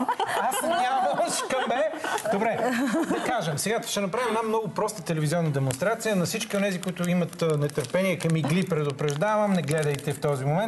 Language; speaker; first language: Bulgarian; native; Bulgarian